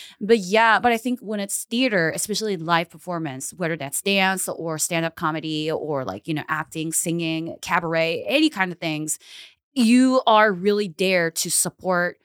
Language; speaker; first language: English; early bilingual, other home language; Japanese